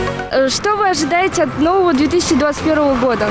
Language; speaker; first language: Russian; native; Russian